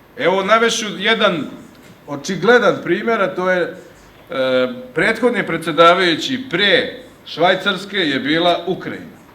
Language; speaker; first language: Serbian; native; Serbian